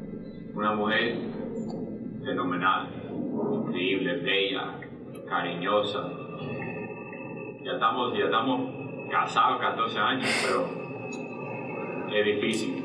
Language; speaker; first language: Spanish; early bilingual, heritage; Spanish